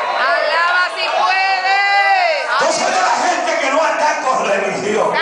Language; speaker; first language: Spanish; native; Spanish